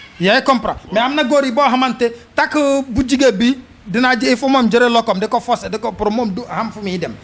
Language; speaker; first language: Wolof; non-native, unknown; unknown